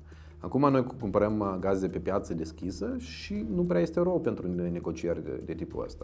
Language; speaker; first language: Romanian; native; Romanian